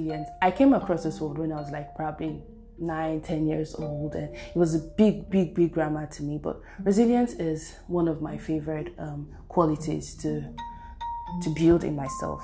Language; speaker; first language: English; non-native, local second language; Igbo